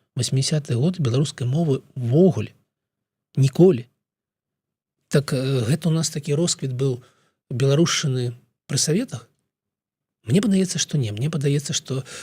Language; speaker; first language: Belarusian; non-native, local second language; Russian